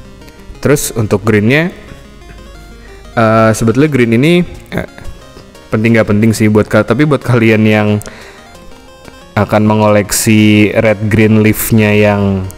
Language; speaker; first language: Indonesian; native; Indonesian